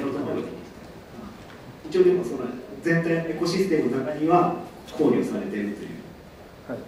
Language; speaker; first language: Japanese; native; Japanese